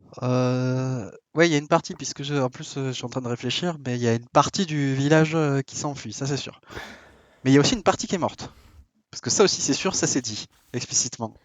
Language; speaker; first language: French; native; French